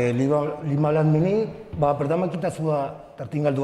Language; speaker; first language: Indonesian; non-native, learner; Spanish